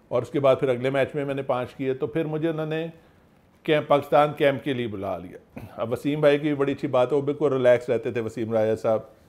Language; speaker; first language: Urdu; non-native, local second language; Punjabi